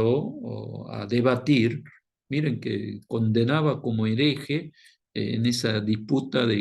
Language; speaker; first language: Spanish; non-native, fluent; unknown